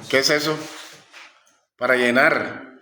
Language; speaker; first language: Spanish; native; Spanish